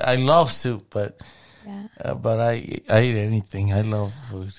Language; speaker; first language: English; non-native, fluent; Spanish